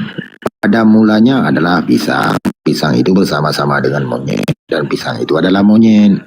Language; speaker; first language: Indonesian; native; Indonesian